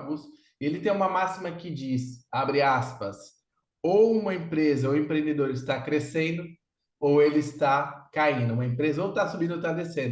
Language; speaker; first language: Portuguese; native; Portuguese